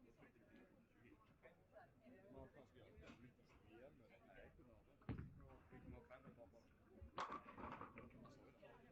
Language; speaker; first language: Swedish; native; Swedish